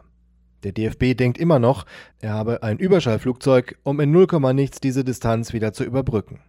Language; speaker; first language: German; native; German